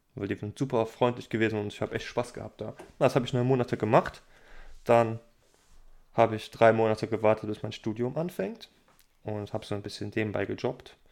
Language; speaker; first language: German; native; German